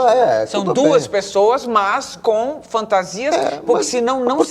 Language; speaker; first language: Portuguese; native; Portuguese